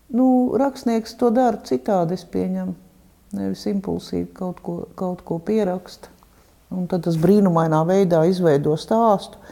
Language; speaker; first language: Latvian; non-native, local second language; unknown